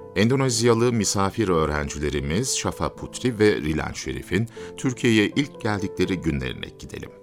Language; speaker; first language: Turkish; native; Turkish